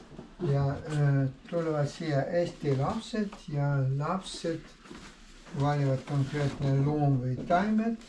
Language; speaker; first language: Estonian; non-native, learner; Ukrainian